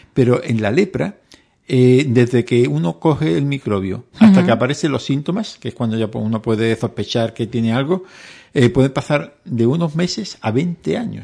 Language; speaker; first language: Spanish; native; Spanish